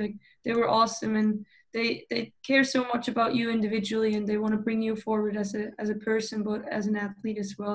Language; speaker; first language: English; non-native, fluent; Swiss German